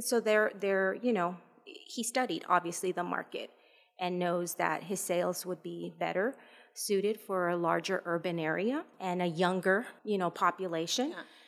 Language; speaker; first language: English; native; English